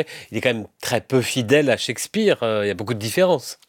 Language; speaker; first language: French; native; French